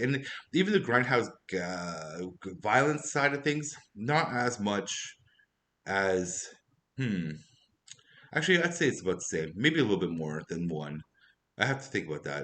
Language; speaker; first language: English; native; English